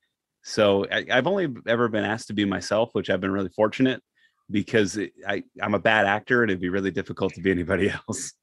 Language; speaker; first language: English; native; English